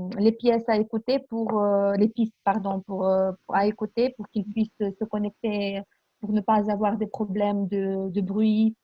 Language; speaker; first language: French; non-native, fluent; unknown